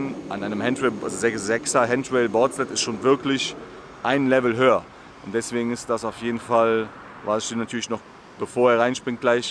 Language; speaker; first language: German; native; German